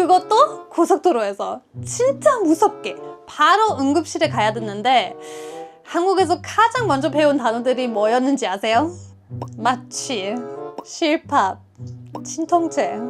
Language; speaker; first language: Korean; non-native, fluent; German